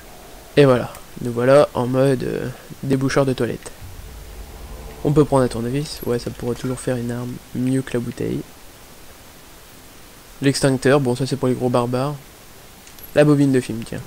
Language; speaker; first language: French; native; French